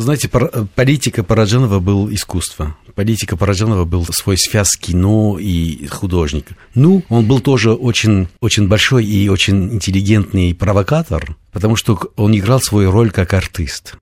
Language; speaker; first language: Russian; non-native, fluent; Armenian